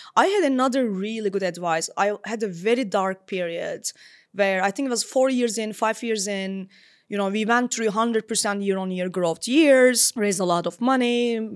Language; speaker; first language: English; non-native, fluent; Turkish